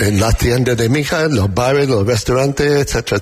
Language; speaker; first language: Spanish; non-native, learner; English